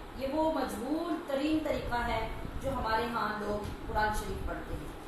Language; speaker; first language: Urdu; native; Urdu